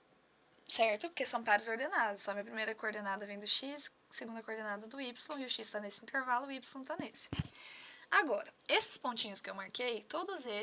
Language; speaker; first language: Portuguese; native; Portuguese